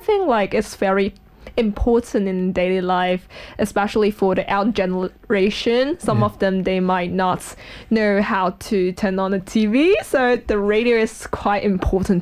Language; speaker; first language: English; non-native, fluent; Chinese